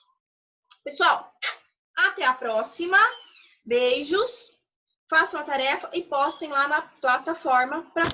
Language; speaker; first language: Portuguese; native; Portuguese